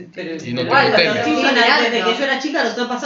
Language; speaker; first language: Spanish; native; Spanish